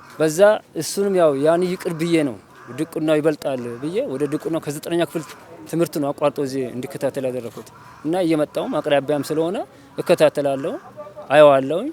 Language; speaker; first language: Amharic; non-native, local second language; Hadiyya